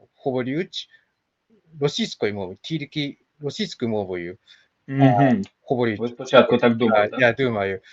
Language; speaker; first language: Ukrainian; non-native, learner; Japanese